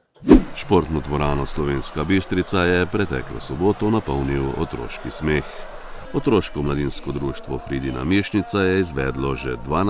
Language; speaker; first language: Slovenian; native; Slovenian